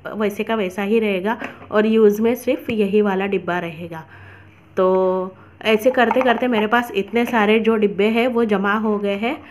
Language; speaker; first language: Hindi; non-native, local second language; Marathi